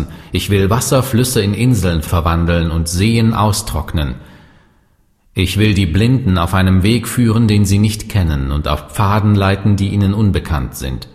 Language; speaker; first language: German; native; German